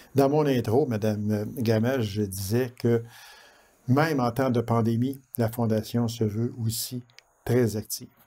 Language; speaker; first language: French; native; French